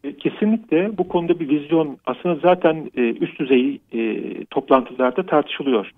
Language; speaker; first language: Turkish; native; Turkish